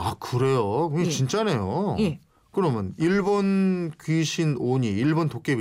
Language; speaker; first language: Korean; native; Korean